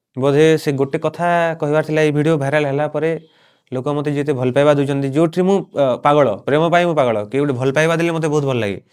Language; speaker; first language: Odia; non-native, local second language; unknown